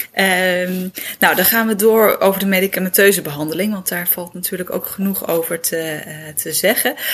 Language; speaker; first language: Dutch; native; Dutch